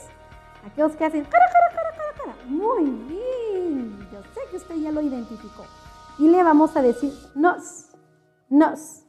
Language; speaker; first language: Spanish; non-native, local second language; Kʼicheʼ